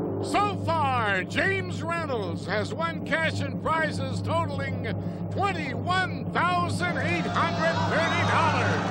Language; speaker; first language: English; native; English